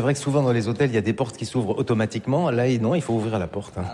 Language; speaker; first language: French; native; French